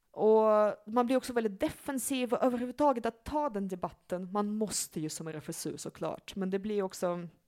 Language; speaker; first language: Swedish; early bilingual, other home language; Russian